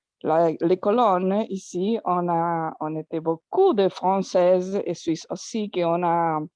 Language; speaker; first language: French; non-native, learner; Spanish